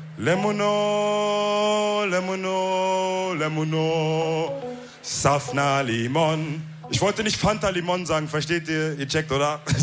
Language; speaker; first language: German; early bilingual, other home language; Wolof